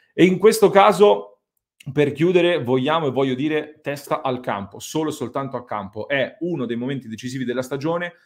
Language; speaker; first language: Italian; native; Italian